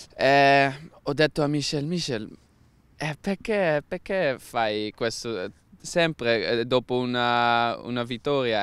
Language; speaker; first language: Italian; non-native, learner; Dutch